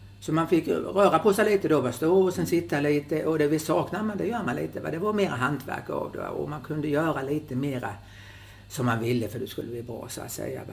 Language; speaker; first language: Swedish; native; Swedish